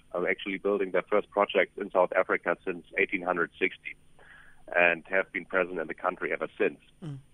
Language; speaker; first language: English; non-native, fluent; German